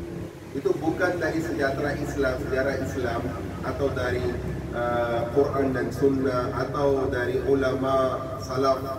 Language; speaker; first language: Indonesian; non-native, fluent; Urdu